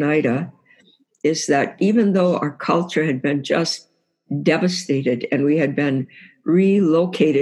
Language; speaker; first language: English; native; English